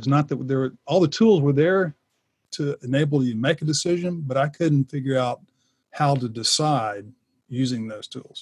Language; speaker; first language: English; native; English